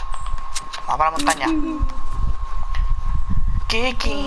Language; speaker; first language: Spanish; native; Spanish